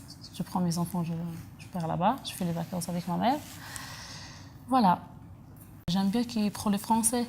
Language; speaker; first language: French; non-native, learner; Arabic